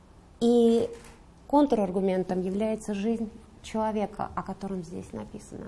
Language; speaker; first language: Russian; native; Russian